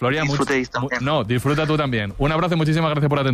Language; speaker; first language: Spanish; native; Spanish